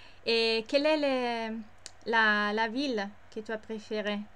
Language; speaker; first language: French; non-native, learner; English